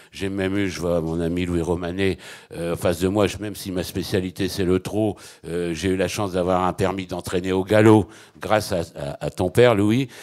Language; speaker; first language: French; native; French